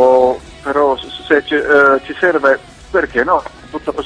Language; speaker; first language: Italian; non-native, learner; Finnish